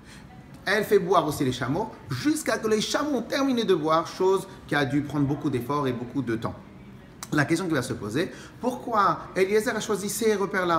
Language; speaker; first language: French; native; French